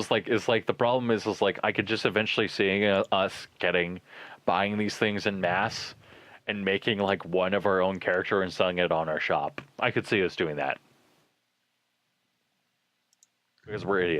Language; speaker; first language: English; native; English